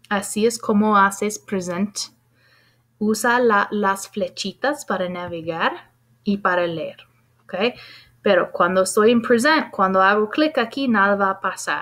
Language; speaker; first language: Spanish; non-native, fluent; English